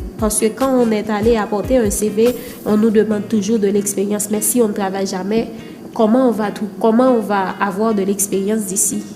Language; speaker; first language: French; non-native, local second language; Haitian Creole